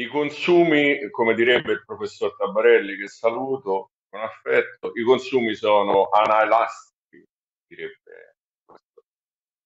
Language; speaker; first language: Italian; native; Italian